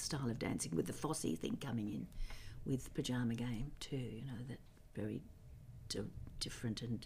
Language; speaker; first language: English; native; English